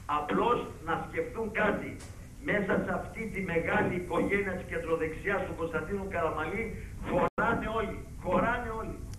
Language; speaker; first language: Greek; native; Greek